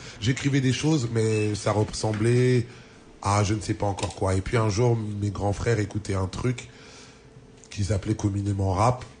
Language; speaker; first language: French; early bilingual, other home language; Lingala